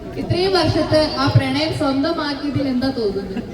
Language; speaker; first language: Malayalam; native; Malayalam